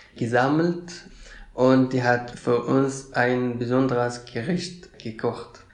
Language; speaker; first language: German; non-native, learner; Arabic